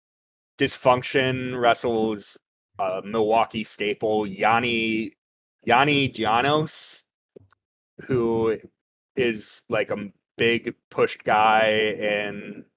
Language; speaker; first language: English; native; English